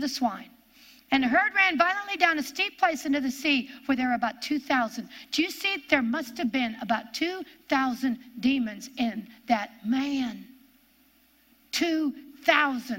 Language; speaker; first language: English; native; English